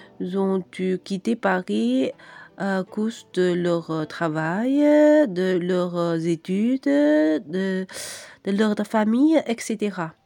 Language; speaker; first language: French; non-native, fluent; Chinese